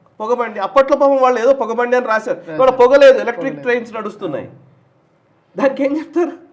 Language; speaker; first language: Telugu; native; Telugu